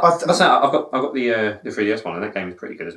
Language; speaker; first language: English; native; English